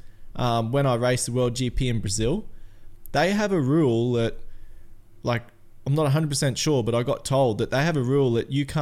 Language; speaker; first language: English; native; English